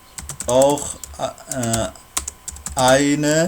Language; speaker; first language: German; non-native, learner; Nepali